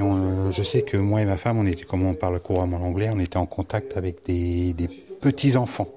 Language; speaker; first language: French; native; French